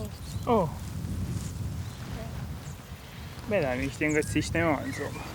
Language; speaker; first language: Italian; native; Italian